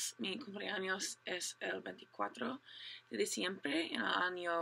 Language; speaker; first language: Spanish; non-native, learner; English